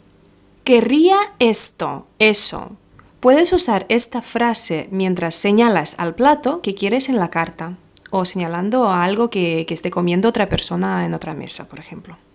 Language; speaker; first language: Spanish; non-native, fluent; Russian